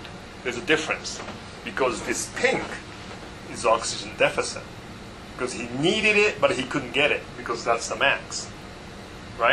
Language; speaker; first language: English; non-native, fluent; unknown